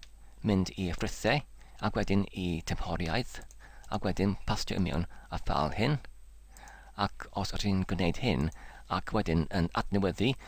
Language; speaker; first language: Welsh; non-native, learner; English